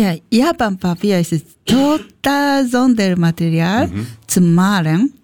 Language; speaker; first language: German; non-native, learner; Japanese